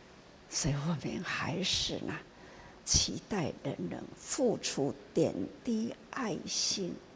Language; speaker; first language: Chinese; non-native, local second language; Min Nan Chinese